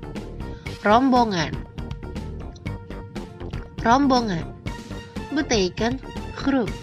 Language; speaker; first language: Dutch; non-native, fluent; Indonesian